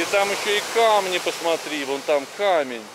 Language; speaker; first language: Russian; native; Russian